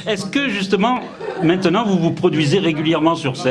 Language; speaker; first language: French; native; French